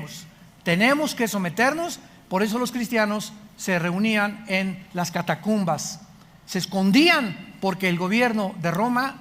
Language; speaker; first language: Spanish; native; Spanish